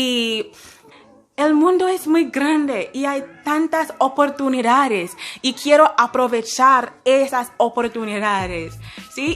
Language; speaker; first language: Spanish; non-native, fluent; English